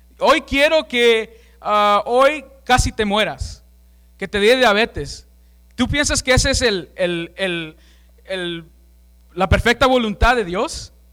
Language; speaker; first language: Spanish; early bilingual, heritage; Spanish